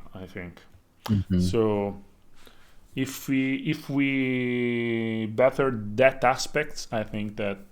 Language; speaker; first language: English; non-native, fluent; Italian